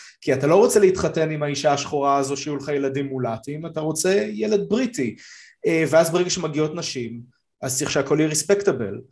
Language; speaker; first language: Hebrew; native; Hebrew